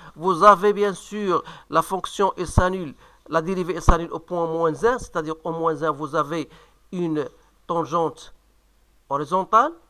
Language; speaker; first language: French; non-native, local second language; Arabic